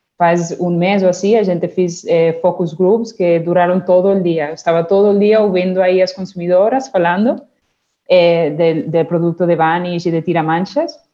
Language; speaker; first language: Portuguese; non-native, fluent; Spanish